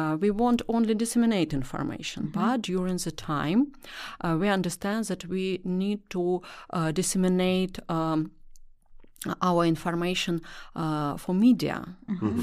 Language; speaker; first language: English; non-native, learner; Russian